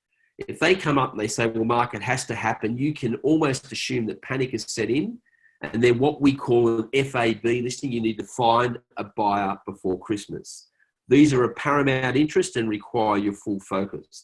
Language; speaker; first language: English; native; English